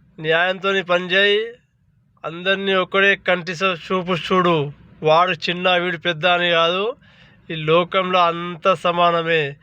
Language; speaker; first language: Telugu; non-native, local second language; Urdu